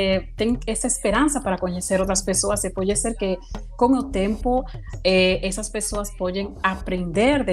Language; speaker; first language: Portuguese; non-native, fluent; Spanish